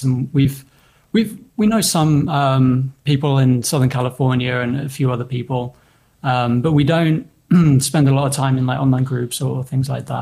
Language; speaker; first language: English; native; English